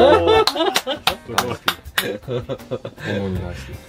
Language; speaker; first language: Japanese; non-native, learner; Chinese